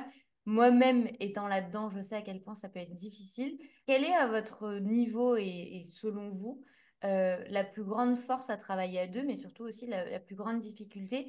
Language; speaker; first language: French; native; French